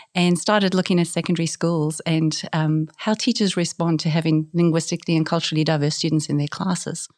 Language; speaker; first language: English; native; English